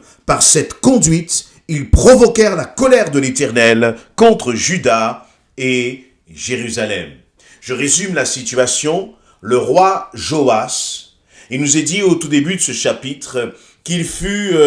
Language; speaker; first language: French; native; French